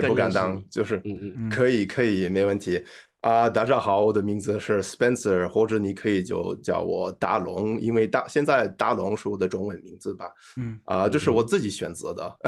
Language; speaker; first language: Chinese; non-native, fluent; English